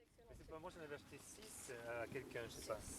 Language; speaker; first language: French; native; French